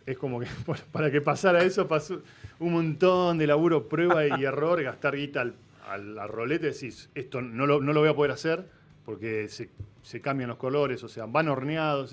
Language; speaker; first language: Spanish; native; Spanish